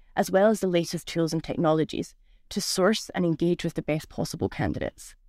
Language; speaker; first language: English; native; English